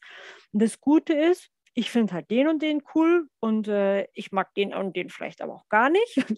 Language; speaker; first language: German; native; German